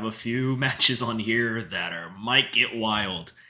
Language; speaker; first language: English; native; English